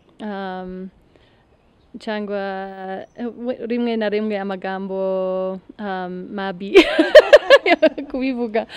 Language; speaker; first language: Kinyarwanda; non-native, learner; English